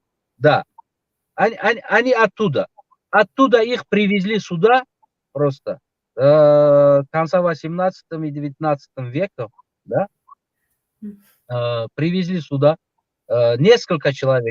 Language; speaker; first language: Russian; non-native, local second language; Tajik